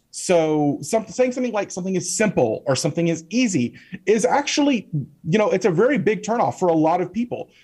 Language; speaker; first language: English; native; English